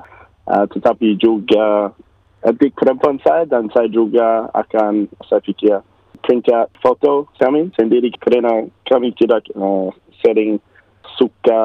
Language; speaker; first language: Indonesian; non-native, learner; English